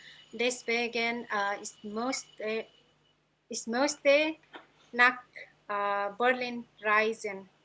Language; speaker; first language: German; non-native, learner; Nepali